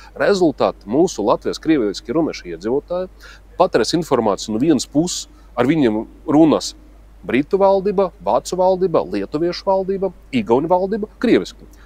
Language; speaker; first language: Latvian; non-native, local second language; Russian